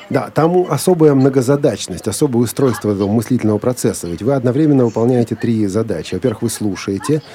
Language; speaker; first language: Russian; native; Russian